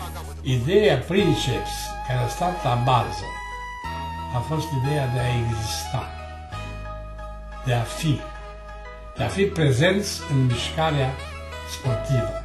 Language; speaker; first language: Romanian; native; Romanian